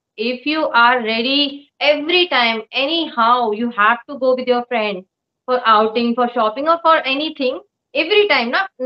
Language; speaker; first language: English; non-native, local second language; Hindi